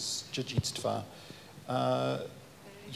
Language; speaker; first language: Polish; non-native, fluent; Japanese